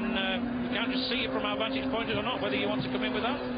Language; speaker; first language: English; native; English